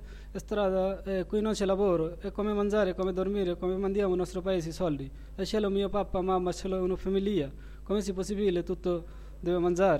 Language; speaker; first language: Italian; non-native, learner; Bangla